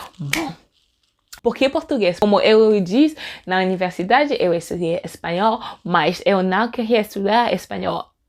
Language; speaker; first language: Portuguese; non-native, learner; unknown